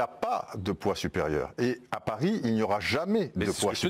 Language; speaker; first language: French; native; French